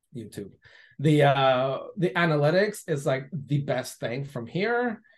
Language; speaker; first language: English; non-native, fluent; Spanish